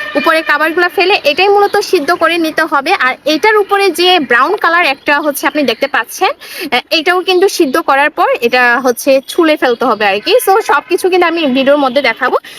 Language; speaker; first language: Bangla; non-native, local second language; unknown